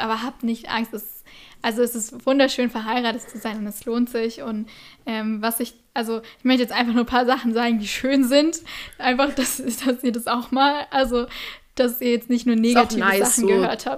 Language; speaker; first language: German; native; German